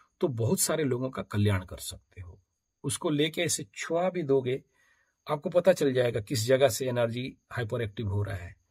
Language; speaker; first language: Hindi; native; Hindi